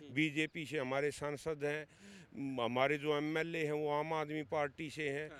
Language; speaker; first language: Hindi; native; Hindi